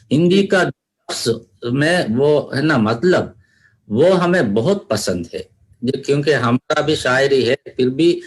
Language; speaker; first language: Hindi; non-native, learner; Divehi